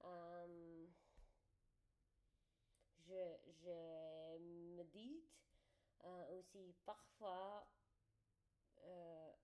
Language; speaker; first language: French; non-native, learner; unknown